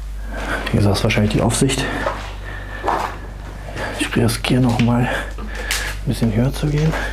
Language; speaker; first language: German; native; German